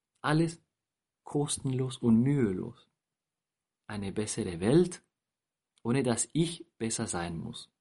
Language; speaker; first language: German; non-native, fluent; Spanish